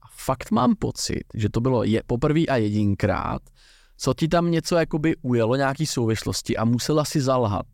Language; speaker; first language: Czech; native; Czech